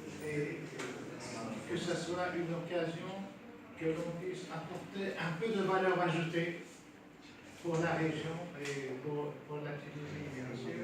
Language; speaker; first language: French; non-native, fluent; Turkish